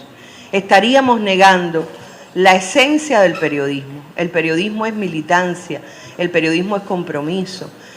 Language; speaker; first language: Spanish; native; Spanish